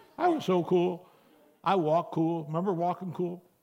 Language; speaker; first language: English; native; English